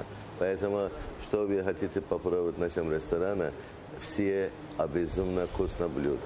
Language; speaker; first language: Russian; non-native, learner; Turkish